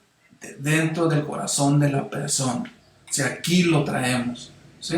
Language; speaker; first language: Spanish; native; Spanish